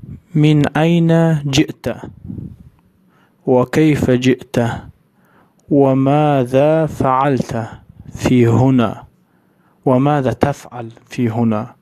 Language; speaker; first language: Arabic; non-native, learner; Tajik